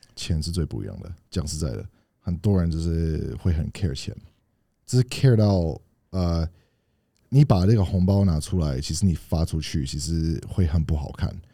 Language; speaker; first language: Chinese; non-native, fluent; English